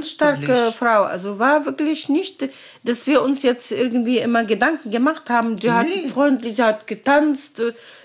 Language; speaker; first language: German; non-native, learner; Arabic